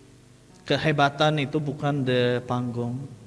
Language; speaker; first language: Indonesian; non-native, fluent; English